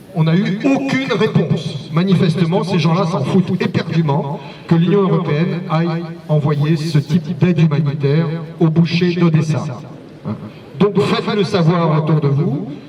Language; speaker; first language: French; native; French